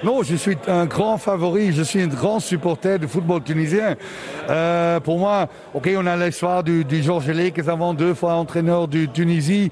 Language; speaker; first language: French; non-native, local second language; Dutch